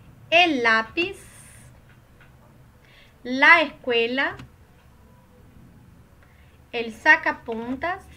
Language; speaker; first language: Spanish; non-native, learner; Portuguese